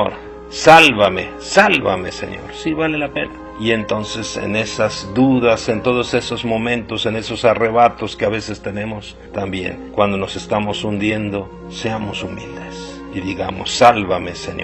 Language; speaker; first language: Spanish; native; Spanish